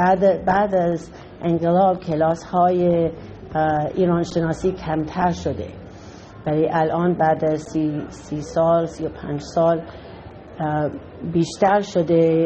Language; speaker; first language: Persian; non-native, fluent; English